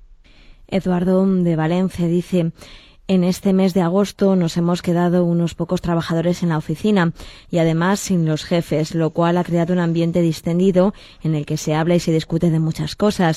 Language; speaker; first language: Spanish; native; Spanish